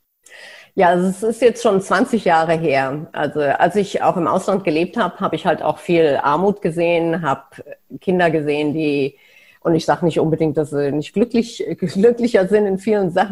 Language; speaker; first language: German; native; German